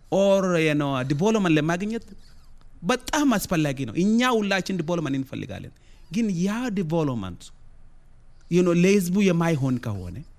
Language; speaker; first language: Amharic; non-native, local second language; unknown